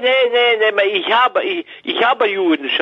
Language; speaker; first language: German; non-native, learner; French